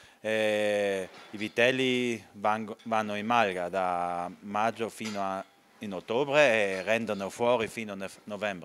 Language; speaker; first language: Italian; non-native, local second language; German